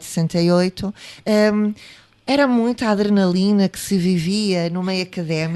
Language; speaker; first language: Portuguese; native; Portuguese